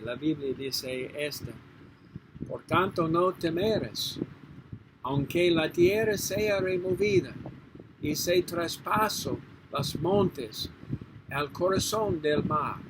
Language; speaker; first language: Spanish; non-native, learner; English